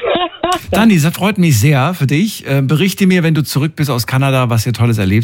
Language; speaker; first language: German; native; German